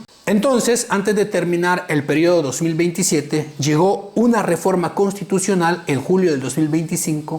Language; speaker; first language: Spanish; native; Spanish